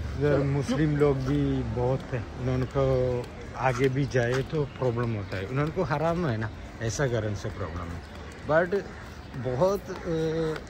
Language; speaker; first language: Hindi; non-native, local second language; Malayalam